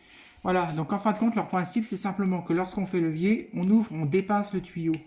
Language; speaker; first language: French; native; French